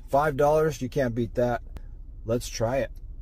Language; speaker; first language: English; native; English